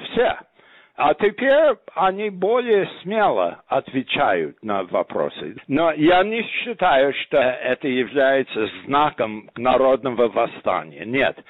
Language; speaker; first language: Russian; non-native, fluent; English